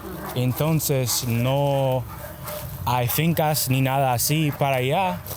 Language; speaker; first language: Spanish; non-native, learner; English